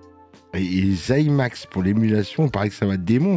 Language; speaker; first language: French; native; French